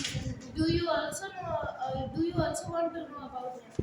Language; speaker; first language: English; non-native, learner; Hindi